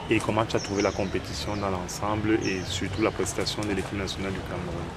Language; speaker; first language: French; native; French